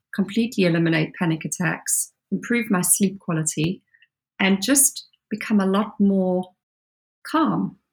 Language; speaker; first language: English; native; English